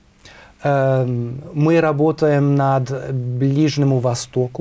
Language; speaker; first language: Russian; non-native, fluent; German